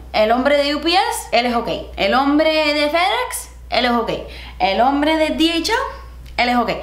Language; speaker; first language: Spanish; early bilingual, heritage; Spanish